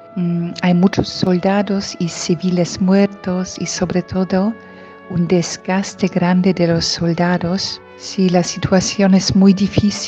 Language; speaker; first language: Spanish; non-native, fluent; Polish